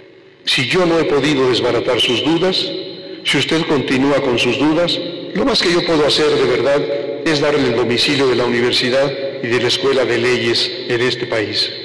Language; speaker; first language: Spanish; native; Spanish